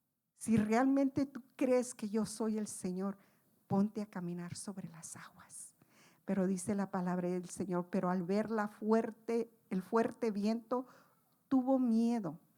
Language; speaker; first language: Spanish; native; Spanish